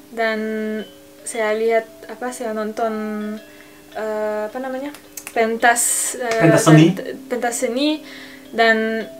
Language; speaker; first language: Indonesian; non-native, learner; French